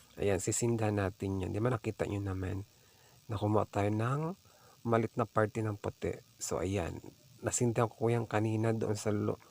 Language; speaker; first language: Filipino; non-native, local second language; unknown